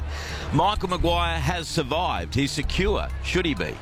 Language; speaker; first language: English; native; English